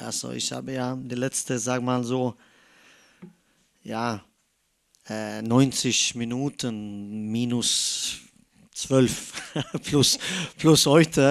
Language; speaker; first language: German; non-native, fluent; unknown